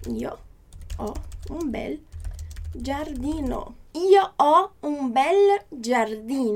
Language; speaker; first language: Italian; non-native, fluent; Portuguese